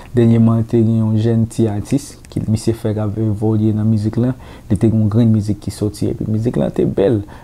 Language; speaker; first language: Haitian Creole; early bilingual, heritage; Haitian Creole